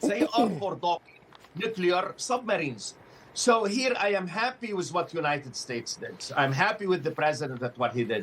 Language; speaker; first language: English; non-native, fluent; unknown